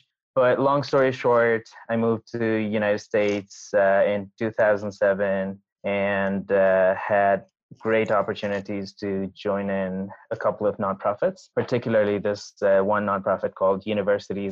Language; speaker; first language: English; non-native, local second language; Nepali